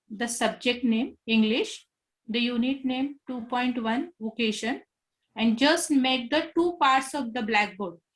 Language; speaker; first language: English; non-native, local second language; Marathi